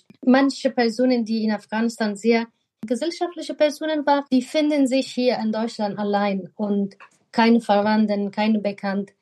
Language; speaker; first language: German; non-native, fluent; Persian